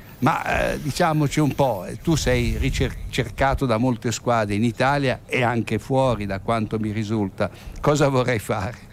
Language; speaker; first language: Italian; native; Italian